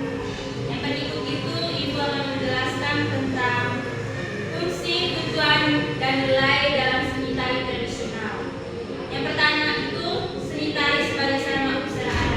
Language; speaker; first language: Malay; non-native, local second language; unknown